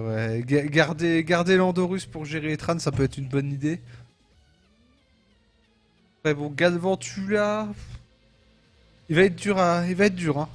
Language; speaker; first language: French; native; French